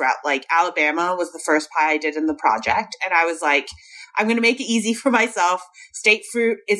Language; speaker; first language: English; non-native, local second language; Cantonese